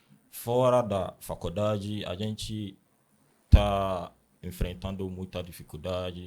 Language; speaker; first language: Portuguese; non-native, learner; Akan